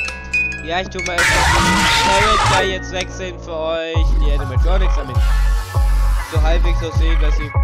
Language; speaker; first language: German; native; German